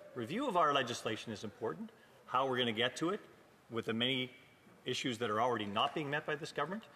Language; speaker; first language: English; native; English